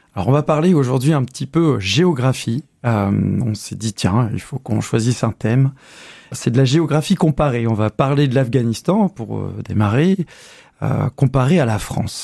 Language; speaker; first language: French; native; French